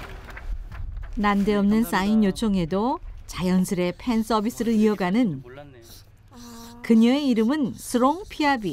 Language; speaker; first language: Korean; native; Korean